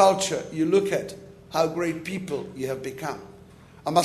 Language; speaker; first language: English; non-native, fluent; Czech